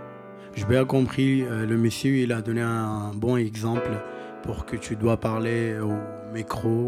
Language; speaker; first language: French; non-native, learner; Pashto